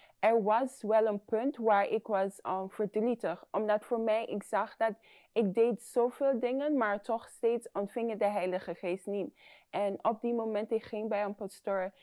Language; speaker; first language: Dutch; non-native, fluent; English